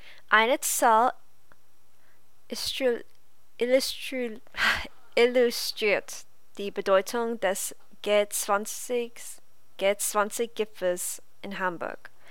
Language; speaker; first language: German; non-native, learner; English